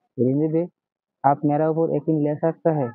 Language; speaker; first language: Hindi; non-native, learner; Bangla